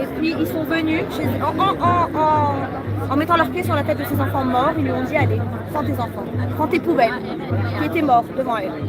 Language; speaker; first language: French; native; French